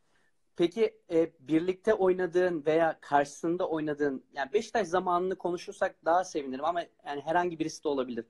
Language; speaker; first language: Turkish; native; Turkish